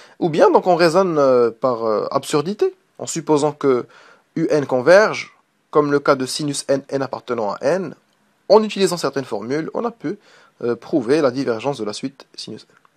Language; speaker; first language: French; non-native, local second language; Arabic